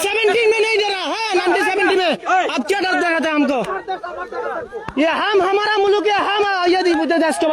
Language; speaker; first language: Hindi; non-native, learner; Bangla